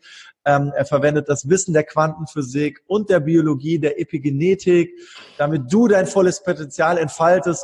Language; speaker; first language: German; native; German